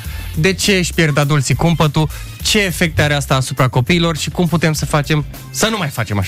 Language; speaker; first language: Romanian; native; Romanian